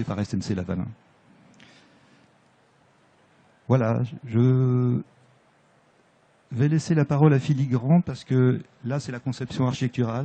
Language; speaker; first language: French; native; French